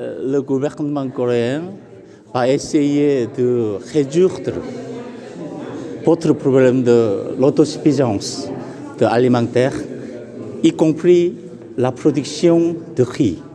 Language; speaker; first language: French; non-native, fluent; Korean